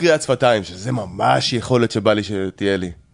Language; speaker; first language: Hebrew; native; Hebrew